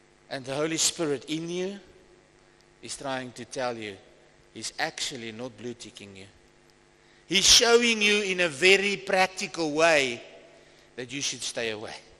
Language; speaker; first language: English; non-native, local second language; Afrikaans